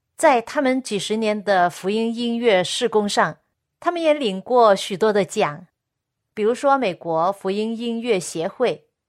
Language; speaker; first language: Chinese; non-native, local second language; Cantonese